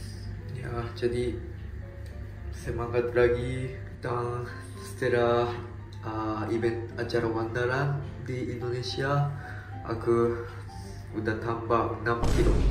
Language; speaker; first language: Indonesian; non-native, fluent; Japanese